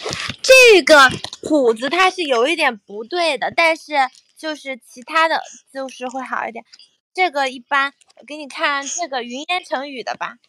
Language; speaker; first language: Chinese; native; Chinese